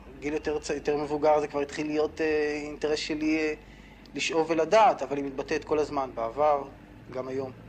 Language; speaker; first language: Hebrew; native; Hebrew